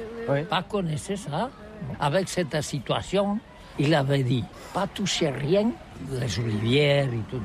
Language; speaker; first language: French; non-native, learner; Catalan